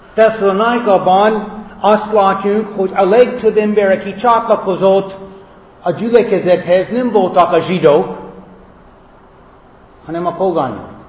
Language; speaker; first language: Hungarian; non-native, fluent; English